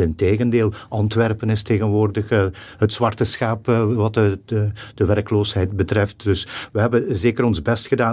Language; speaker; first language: Dutch; native; Dutch